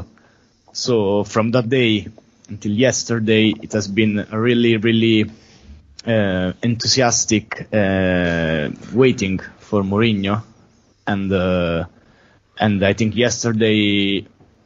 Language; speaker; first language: English; non-native, fluent; Italian